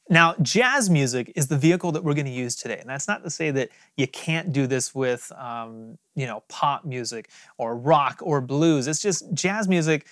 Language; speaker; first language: English; native; English